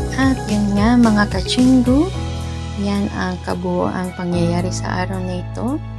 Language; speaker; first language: Filipino; native; Filipino